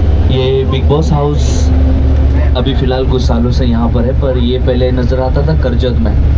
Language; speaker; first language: Hindi; native; Hindi